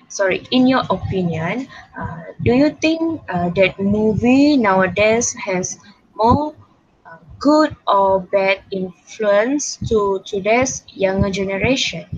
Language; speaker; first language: English; non-native, local second language; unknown